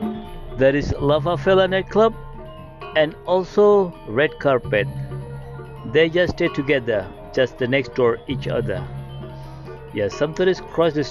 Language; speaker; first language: English; non-native, learner; Indonesian